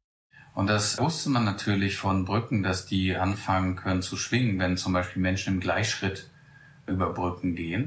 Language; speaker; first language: German; native; German